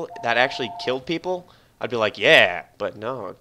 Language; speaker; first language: English; native; English